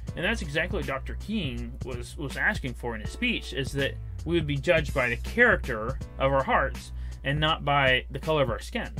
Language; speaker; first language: English; native; English